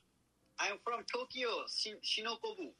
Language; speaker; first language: English; non-native, learner; Nepali